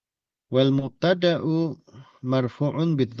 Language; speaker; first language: Arabic; non-native, fluent; Indonesian